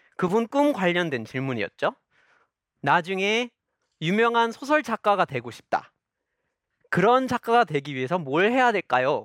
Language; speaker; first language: Korean; non-native, fluent; English